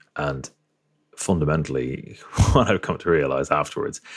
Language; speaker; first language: English; native; English